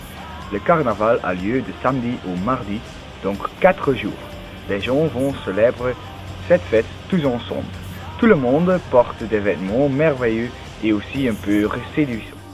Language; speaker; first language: French; non-native, learner; Dutch